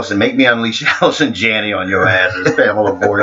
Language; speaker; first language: English; native; English